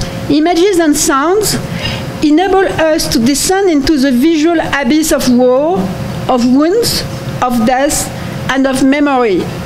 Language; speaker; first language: English; non-native, fluent; French